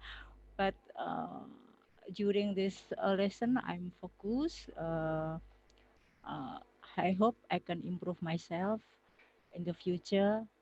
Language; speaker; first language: English; non-native, local second language; Javanese